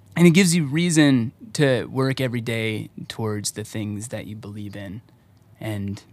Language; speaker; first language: English; native; English